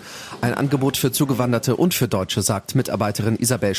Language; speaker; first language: German; native; German